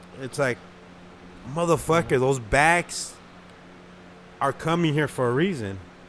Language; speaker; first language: English; early bilingual, other home language; Spanish